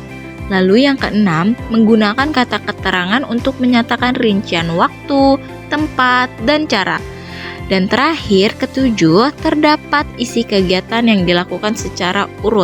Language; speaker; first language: Indonesian; native; Indonesian